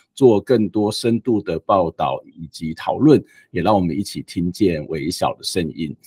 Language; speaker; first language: Chinese; native; Chinese